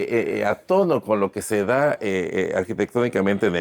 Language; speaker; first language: Spanish; native; Spanish